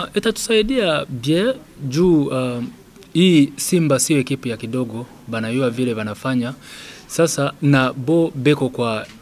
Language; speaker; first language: Swahili; non-native, fluent; Acoli